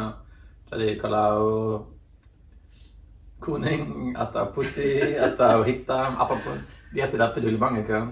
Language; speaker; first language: Indonesian; non-native, fluent; Norwegian